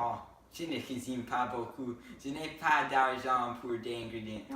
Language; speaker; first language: French; non-native, learner; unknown